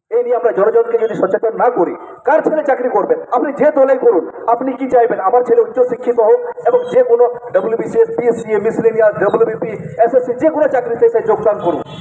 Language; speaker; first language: Bangla; native; Bangla